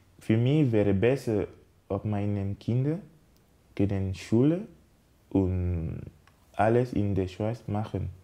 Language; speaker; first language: German; non-native, learner; French